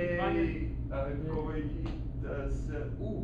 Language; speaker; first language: Russian; non-native, learner; English